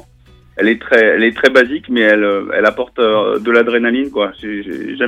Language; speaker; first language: French; native; French